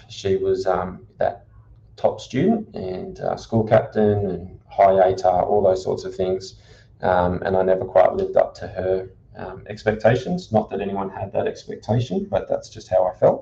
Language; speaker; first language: English; native; English